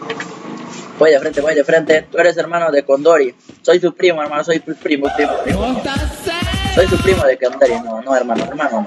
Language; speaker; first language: Spanish; native; Spanish